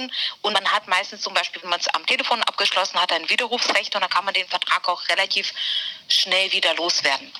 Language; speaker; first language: German; native; German